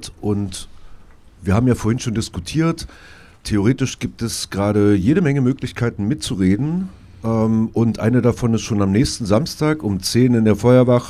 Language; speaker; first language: German; native; German